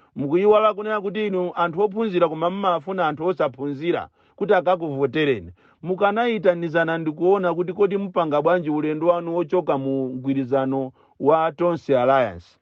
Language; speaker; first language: Nyanja; native; Nyanja